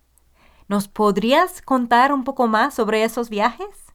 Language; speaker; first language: Spanish; non-native, fluent; English